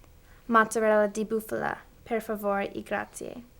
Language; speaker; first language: Italian; non-native, learner; English